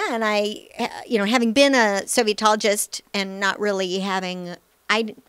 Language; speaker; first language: English; native; English